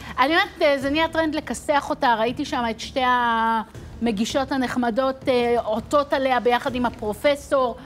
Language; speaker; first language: Hebrew; native; Hebrew